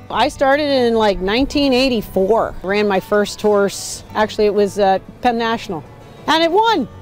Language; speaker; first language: English; native; English